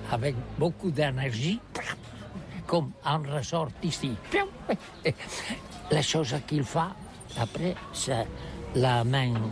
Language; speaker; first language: French; non-native, learner; Catalan